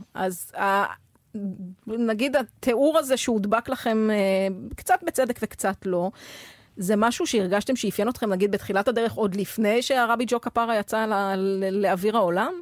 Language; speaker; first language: Hebrew; native; Hebrew